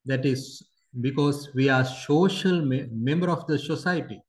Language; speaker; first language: English; non-native, local second language; Sinhala